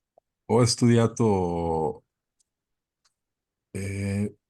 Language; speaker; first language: Italian; non-native, learner; Spanish